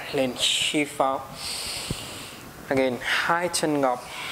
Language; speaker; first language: Vietnamese; non-native, learner; Hindi